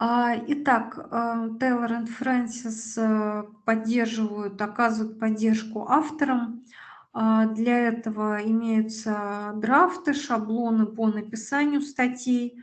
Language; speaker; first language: Russian; native; Russian